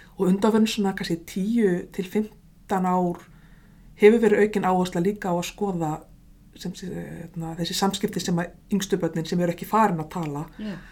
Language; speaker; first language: Icelandic; native; Icelandic